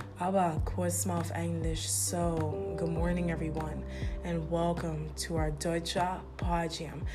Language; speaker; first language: German; non-native, fluent; English